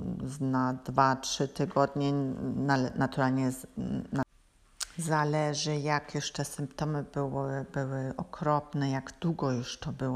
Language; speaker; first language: Polish; non-native, learner; German